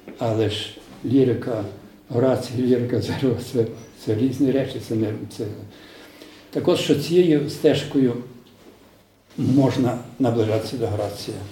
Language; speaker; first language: Ukrainian; native; Ukrainian